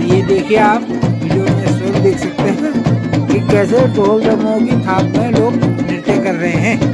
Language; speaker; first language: Hindi; non-native, local second language; Garhwali